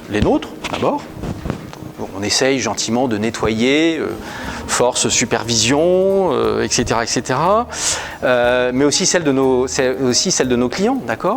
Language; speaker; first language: French; native; French